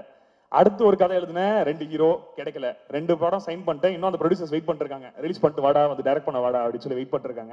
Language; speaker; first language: Tamil; native; Tamil